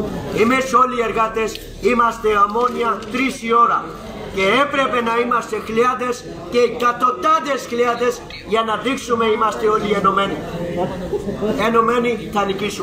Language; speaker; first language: Greek; non-native, fluent; Urdu